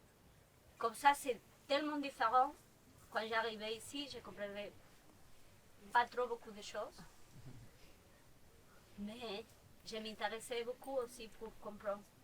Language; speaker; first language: French; non-native, fluent; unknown